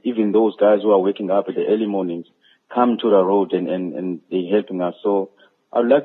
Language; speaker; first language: English; non-native, local second language; Zulu